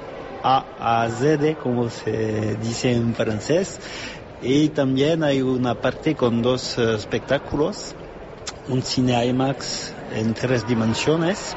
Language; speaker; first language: Spanish; non-native, fluent; French